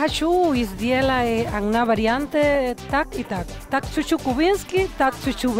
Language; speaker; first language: Russian; non-native, learner; Spanish